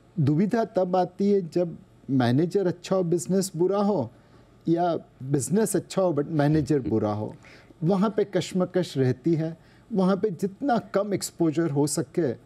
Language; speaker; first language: Hindi; non-native, local second language; Gujarati